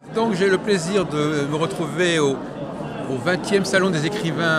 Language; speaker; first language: French; native; French